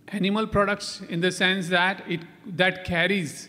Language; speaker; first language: English; non-native, local second language; Konkani